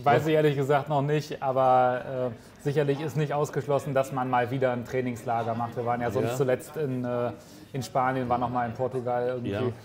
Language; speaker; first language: German; native; German